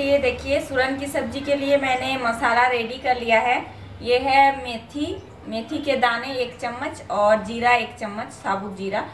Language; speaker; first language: Hindi; non-native, local second language; Bangla